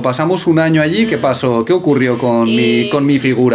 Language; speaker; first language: Spanish; native; Spanish